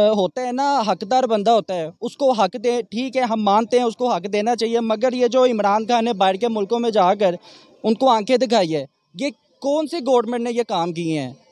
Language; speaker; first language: Urdu; non-native, local second language; Punjabi